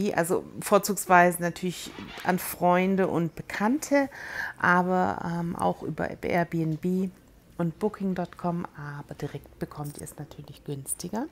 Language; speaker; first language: German; native; German